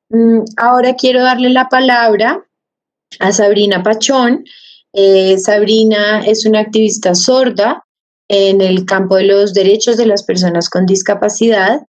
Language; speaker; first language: Spanish; native; Spanish